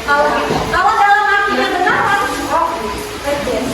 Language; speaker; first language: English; non-native, fluent; Indonesian